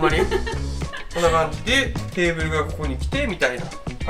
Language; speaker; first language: Japanese; native; Japanese